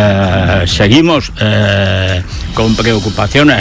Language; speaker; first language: Spanish; native; Spanish